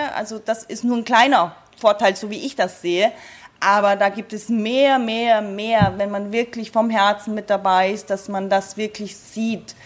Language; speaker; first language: German; native; German